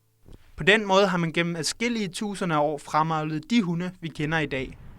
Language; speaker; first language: Danish; native; Danish